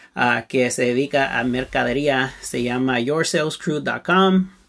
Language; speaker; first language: Spanish; early bilingual, heritage; Spanish